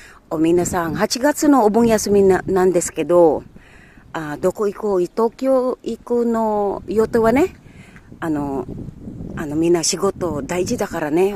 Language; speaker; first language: Japanese; non-native, learner; Filipino